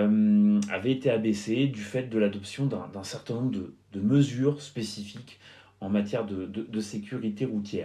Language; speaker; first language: French; native; French